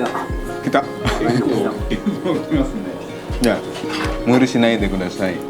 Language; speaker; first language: Japanese; non-native, learner; Indonesian